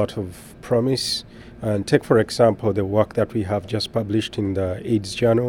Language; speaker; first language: English; non-native, local second language; Ganda